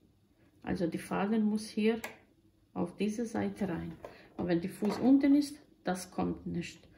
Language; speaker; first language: German; non-native, learner; Croatian